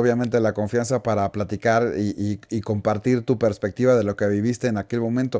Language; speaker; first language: Spanish; native; Spanish